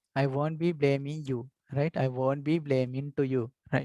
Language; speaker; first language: English; non-native, local second language; Sinhala